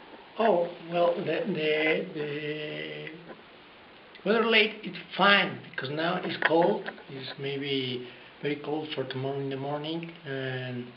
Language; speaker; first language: English; non-native, learner; Spanish